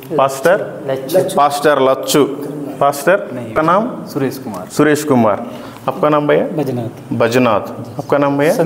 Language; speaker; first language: Hindi; non-native, local second language; Telugu